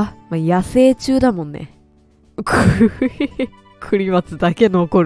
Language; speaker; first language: Japanese; native; Japanese